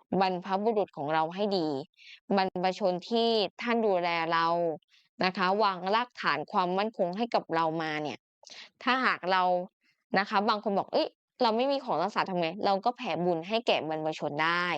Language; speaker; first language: Thai; native; Thai